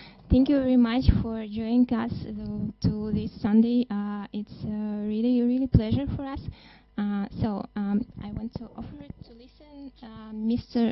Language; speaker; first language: English; non-native, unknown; Russian